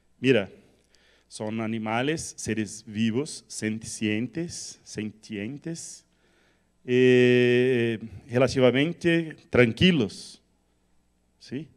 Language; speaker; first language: Spanish; non-native, learner; Portuguese